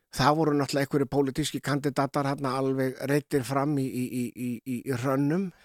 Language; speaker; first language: Icelandic; native; Icelandic